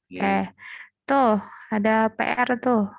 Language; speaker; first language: Indonesian; native; Indonesian